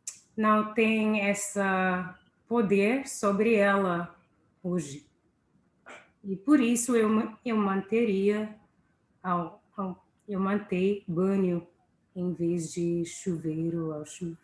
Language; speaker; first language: Portuguese; non-native, fluent; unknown